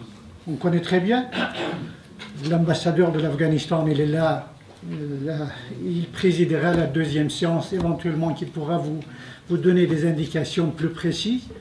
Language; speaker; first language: French; non-native, fluent; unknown